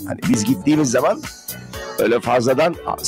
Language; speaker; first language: Turkish; native; Turkish